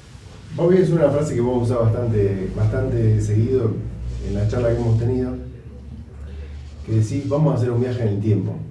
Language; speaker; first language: Spanish; native; Spanish